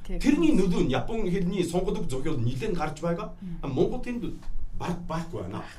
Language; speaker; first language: Mongolian; non-native, fluent; Japanese